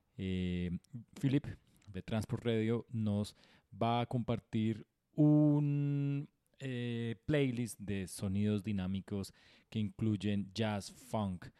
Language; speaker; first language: Spanish; native; Spanish